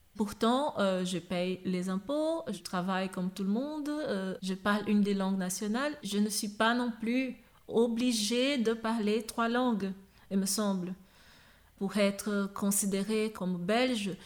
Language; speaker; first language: French; non-native, fluent; Portuguese